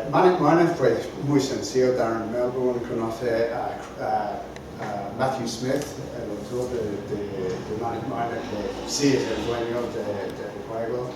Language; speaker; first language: Spanish; non-native, fluent; English